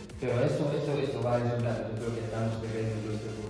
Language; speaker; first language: Spanish; non-native, learner; Fula